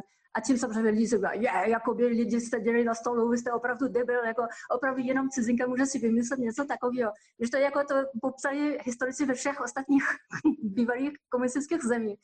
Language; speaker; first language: Czech; non-native, fluent; French